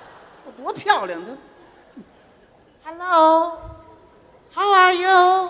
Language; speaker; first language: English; non-native, learner; Chinese